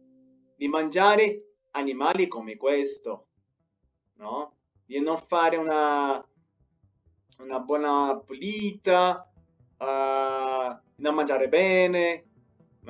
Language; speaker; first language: Italian; non-native, fluent; Spanish